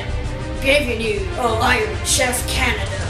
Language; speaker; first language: French; non-native, learner; English